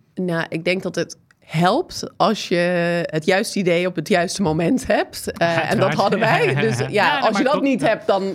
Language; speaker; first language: Dutch; non-native, fluent; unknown